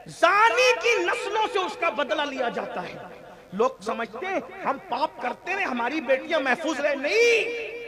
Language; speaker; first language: Urdu; native; Urdu